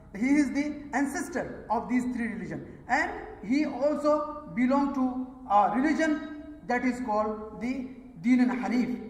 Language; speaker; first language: English; non-native, local second language; Urdu